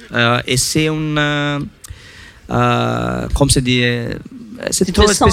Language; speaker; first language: French; non-native, learner; Portuguese